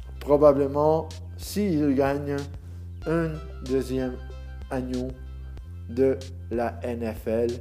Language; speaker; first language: French; non-native, learner; Spanish